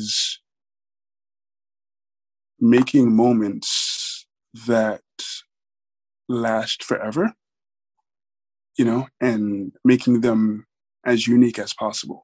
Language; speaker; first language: English; native; English